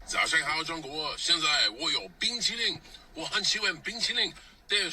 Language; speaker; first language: Chinese; non-native, learner; English